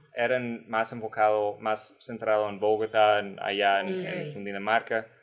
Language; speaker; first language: Spanish; non-native, learner; English